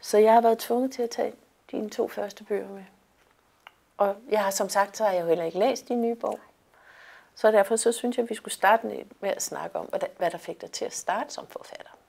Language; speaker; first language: Danish; native; Danish